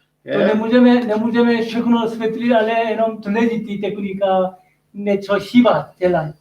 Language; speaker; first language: Czech; non-native, learner; Korean